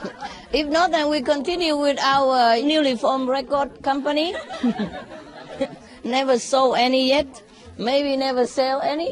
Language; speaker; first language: English; non-native, fluent; Vietnamese